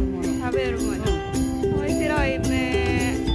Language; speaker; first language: Japanese; non-native, learner; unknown